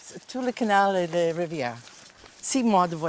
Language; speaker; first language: French; non-native, fluent; English